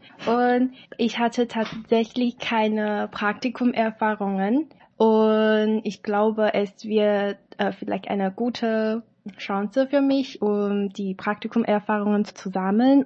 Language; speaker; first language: German; non-native, learner; Chinese